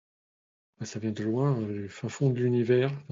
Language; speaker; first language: French; native; French